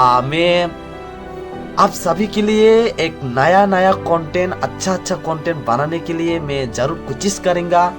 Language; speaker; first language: Hindi; non-native, local second language; Kok Borok